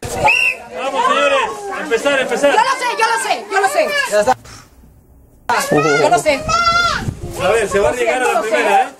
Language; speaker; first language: Spanish; native; Spanish